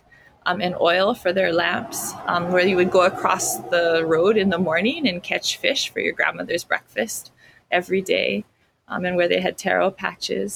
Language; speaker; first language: English; native; English